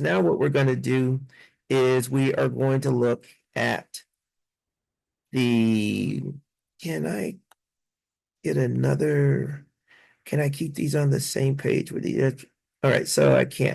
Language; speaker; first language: English; native; English